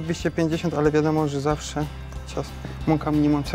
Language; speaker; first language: Polish; native; Polish